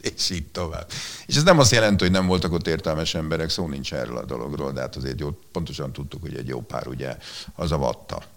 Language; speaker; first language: Hungarian; native; Hungarian